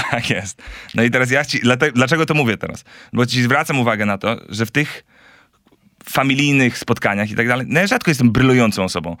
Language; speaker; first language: Polish; native; Polish